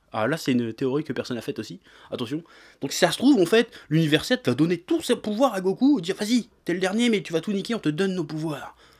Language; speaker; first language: French; native; French